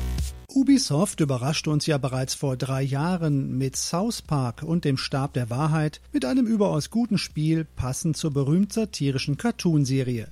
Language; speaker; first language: German; native; German